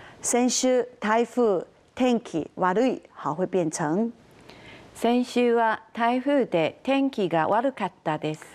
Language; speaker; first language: Japanese; non-native, fluent; Chinese